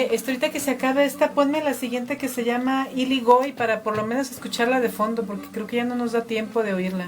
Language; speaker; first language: Spanish; native; Spanish